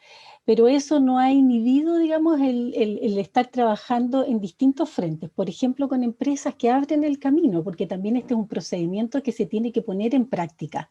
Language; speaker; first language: Spanish; native; Spanish